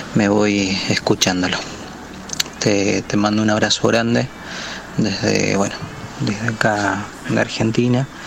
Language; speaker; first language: Spanish; native; Spanish